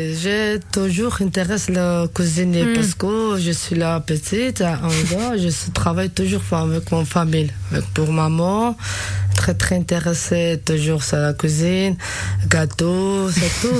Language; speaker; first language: French; non-native, learner; Georgian